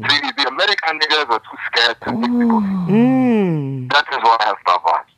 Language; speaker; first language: English; non-native, fluent; French